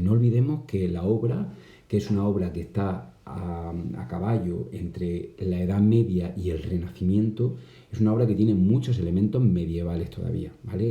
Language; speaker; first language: Spanish; native; Spanish